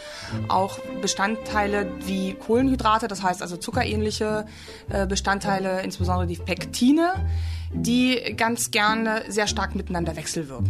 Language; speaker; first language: German; native; German